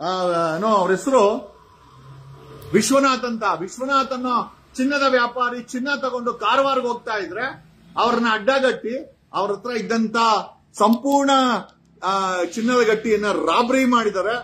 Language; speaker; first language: Kannada; native; Kannada